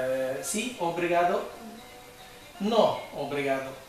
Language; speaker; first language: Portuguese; non-native, learner; Swedish